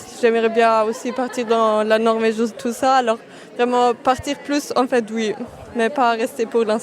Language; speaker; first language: French; non-native, fluent; German